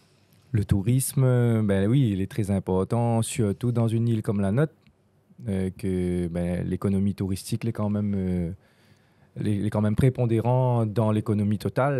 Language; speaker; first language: French; non-native, local second language; Réunion Creole French